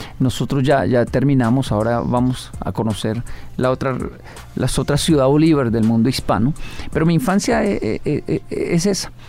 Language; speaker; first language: Spanish; native; Spanish